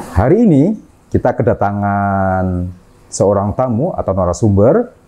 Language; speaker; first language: Indonesian; native; Indonesian